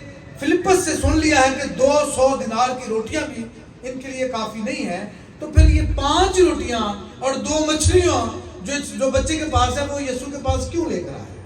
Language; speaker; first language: Urdu; native; Urdu